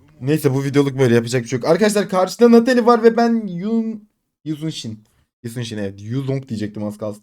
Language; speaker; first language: Turkish; native; Turkish